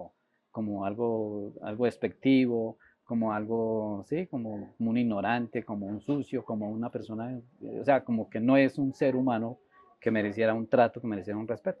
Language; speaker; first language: Spanish; native; Spanish